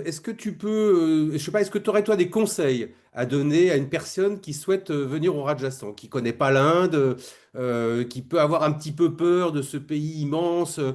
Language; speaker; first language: French; native; French